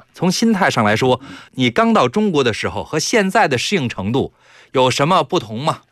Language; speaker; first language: Chinese; native; Chinese